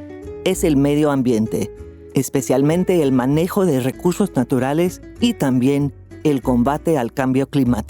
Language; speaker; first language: Spanish; non-native, fluent; English